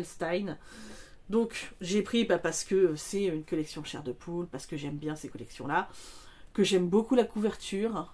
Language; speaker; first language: French; native; French